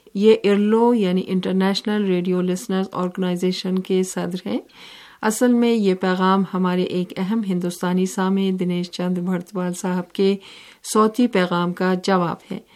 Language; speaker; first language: Urdu; native; Urdu